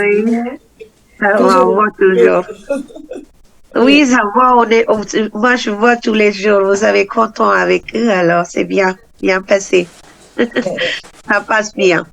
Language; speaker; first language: French; non-native, fluent; Tamil